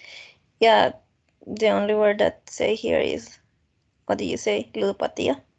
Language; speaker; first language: English; non-native, fluent; Spanish